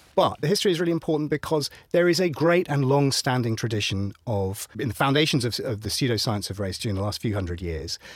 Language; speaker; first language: English; native; English